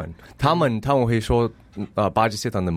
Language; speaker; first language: Chinese; early bilingual, heritage; English